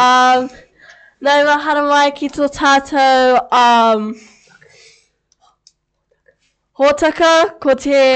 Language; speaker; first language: Māori; non-native, local second language; English